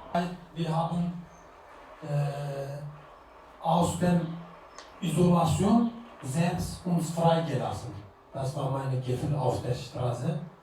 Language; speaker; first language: German; non-native, learner; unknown